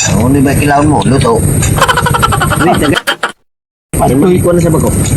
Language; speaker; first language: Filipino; non-native, local second language; Cebuano